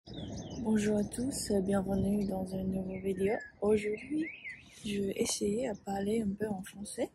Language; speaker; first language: French; non-native, learner; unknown